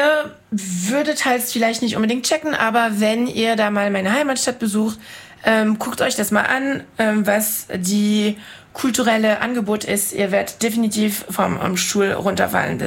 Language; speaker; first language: German; non-native, fluent; French